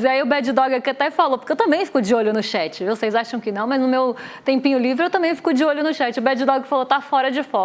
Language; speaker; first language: Portuguese; native; Portuguese